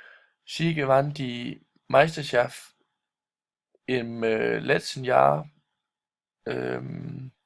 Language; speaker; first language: German; non-native, learner; Danish